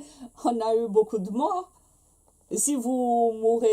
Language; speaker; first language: French; non-native, fluent; Portuguese